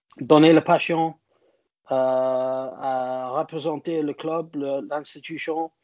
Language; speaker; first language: French; non-native, learner; English